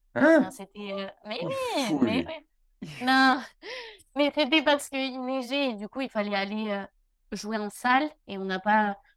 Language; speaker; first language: French; native; French